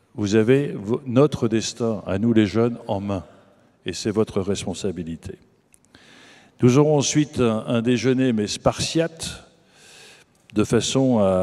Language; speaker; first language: French; native; French